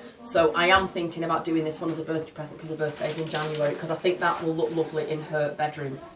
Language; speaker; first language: English; native; English